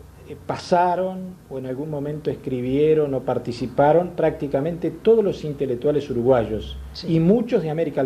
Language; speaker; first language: Spanish; native; Spanish